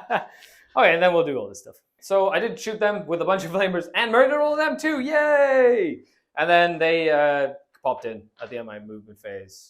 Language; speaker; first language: English; native; English